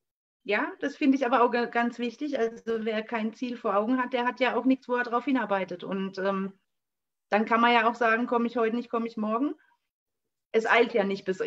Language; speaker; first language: German; native; German